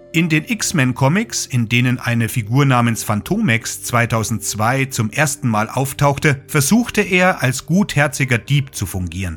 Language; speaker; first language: German; native; German